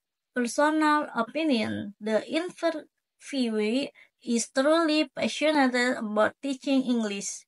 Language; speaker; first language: English; non-native, learner; Indonesian